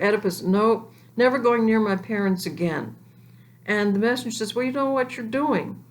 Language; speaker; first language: English; native; English